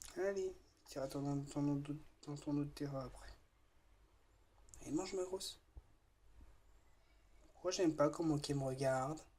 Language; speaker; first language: French; native; French